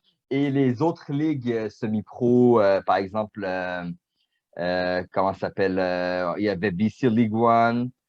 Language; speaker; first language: French; native; French